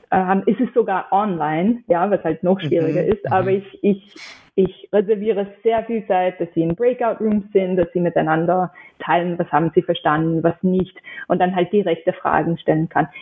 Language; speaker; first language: German; non-native, fluent; English